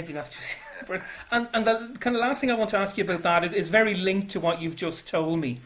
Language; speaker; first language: English; native; English